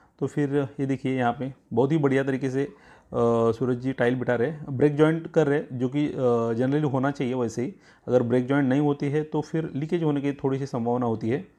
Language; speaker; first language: Hindi; non-native, local second language; Marathi